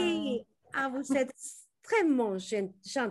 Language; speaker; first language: French; non-native, learner; Spanish